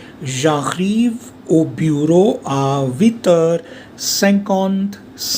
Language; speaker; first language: French; non-native, fluent; Hindi